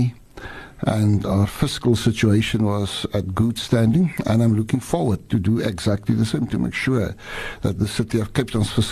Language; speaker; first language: English; non-native, local second language; Afrikaans